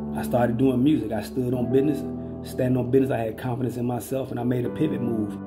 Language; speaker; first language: English; native; English